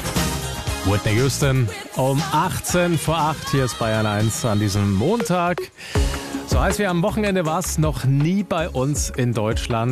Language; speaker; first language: German; native; German